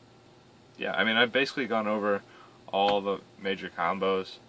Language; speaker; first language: English; native; English